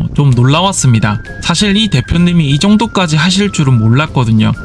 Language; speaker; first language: Korean; native; Korean